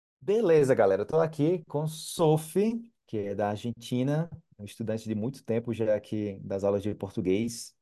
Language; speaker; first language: Portuguese; native; Portuguese